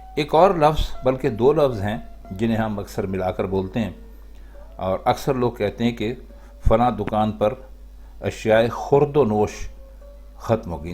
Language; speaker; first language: Urdu; native; Urdu